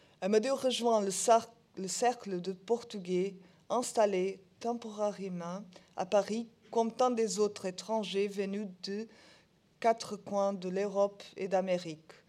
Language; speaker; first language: French; non-native, learner; Portuguese